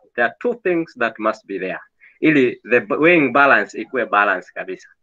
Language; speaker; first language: English; non-native, local second language; Swahili